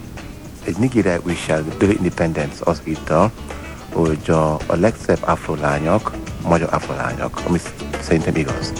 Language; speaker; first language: Hungarian; non-native, learner; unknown